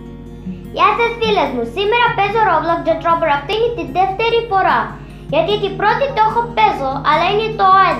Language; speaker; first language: Greek; non-native, learner; Arabic